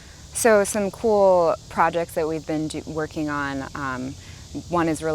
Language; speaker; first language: English; native; English